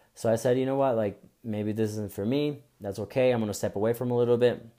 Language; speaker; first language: English; early bilingual, other home language; Spanish